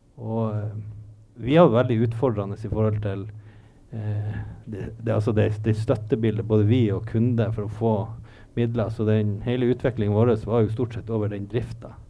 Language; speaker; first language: Norwegian; native; Norwegian